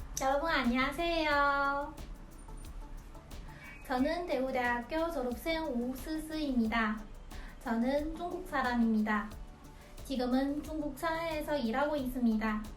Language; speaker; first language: Korean; non-native, fluent; Chinese